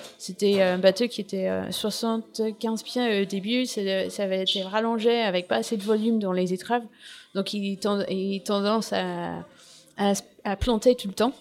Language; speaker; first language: French; non-native, fluent; English